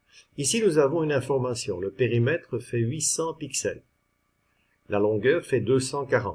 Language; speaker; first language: French; native; French